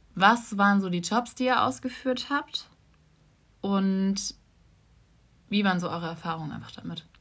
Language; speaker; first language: German; native; German